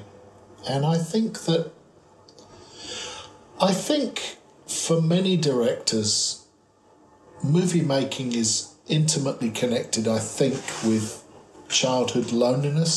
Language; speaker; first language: English; native; English